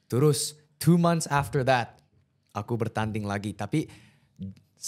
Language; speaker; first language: Indonesian; early bilingual, heritage; English